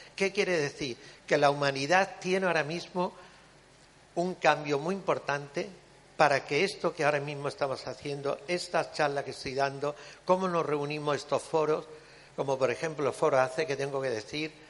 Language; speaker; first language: Spanish; native; Spanish